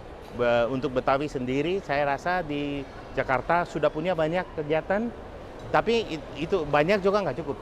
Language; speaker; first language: Indonesian; non-native, fluent; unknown